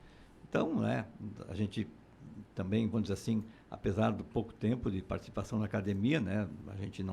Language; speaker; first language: Portuguese; native; Portuguese